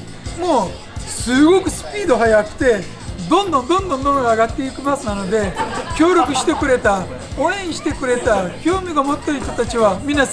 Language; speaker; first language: Japanese; non-native, fluent; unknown